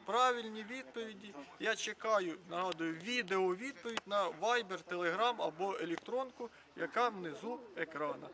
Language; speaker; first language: Ukrainian; native; Ukrainian